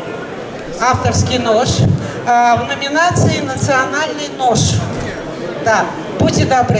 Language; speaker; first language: Russian; native; Russian